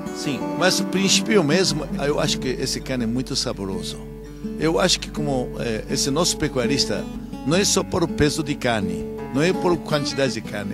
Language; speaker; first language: Portuguese; non-native, learner; Japanese